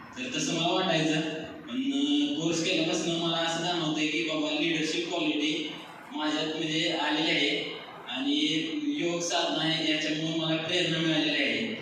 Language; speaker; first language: Marathi; native; Marathi